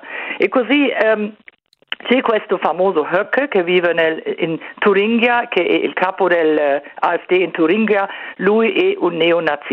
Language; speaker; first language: Italian; non-native, fluent; German